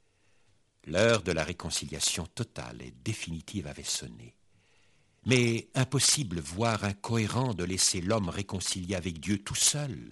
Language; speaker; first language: French; native; French